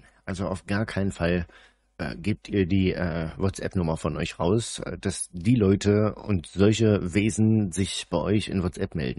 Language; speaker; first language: German; native; German